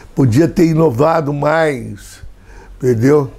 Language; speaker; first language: Portuguese; native; Portuguese